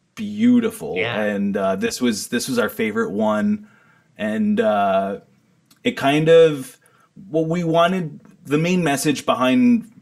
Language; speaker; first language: English; native; English